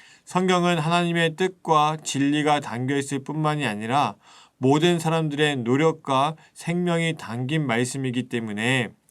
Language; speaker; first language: Korean; native; Korean